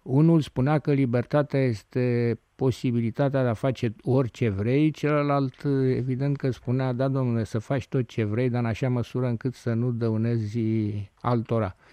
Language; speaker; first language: Romanian; native; Romanian